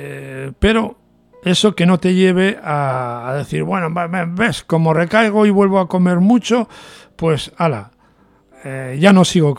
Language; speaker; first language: Spanish; native; Spanish